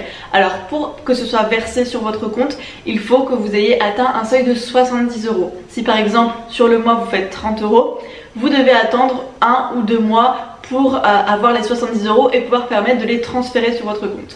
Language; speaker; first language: French; native; French